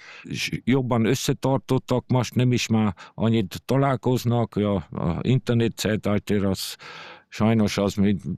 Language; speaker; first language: Hungarian; early bilingual, heritage; Hungarian